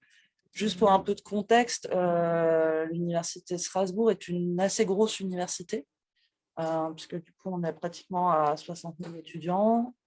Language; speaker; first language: French; native; French